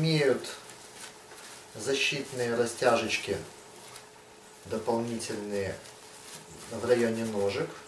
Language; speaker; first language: Russian; native; Russian